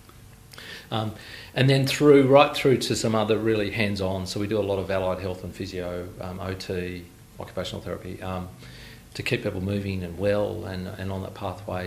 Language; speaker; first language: English; native; English